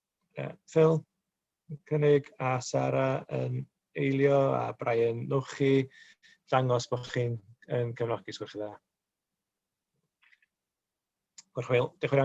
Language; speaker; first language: Welsh; native; Welsh